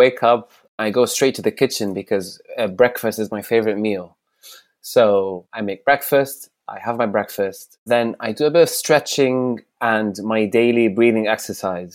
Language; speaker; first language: English; non-native, fluent; Arabic